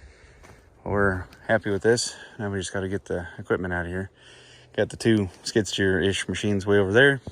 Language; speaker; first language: English; native; English